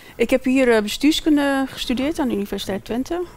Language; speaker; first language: Dutch; early bilingual, other home language; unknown